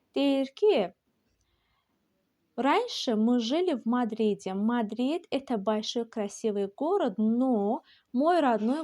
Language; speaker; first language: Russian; non-native, local second language; Azerbaijani